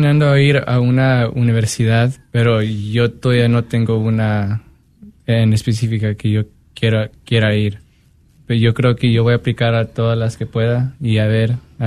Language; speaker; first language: Spanish; early bilingual, heritage; Spanish